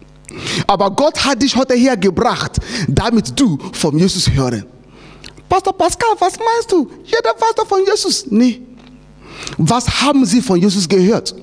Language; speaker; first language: German; non-native, fluent; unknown